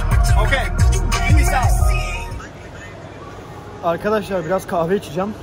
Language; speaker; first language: Turkish; native; Turkish